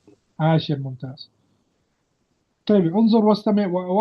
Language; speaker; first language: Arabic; non-native, fluent; English